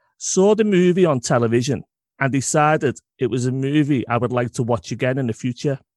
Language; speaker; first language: English; native; English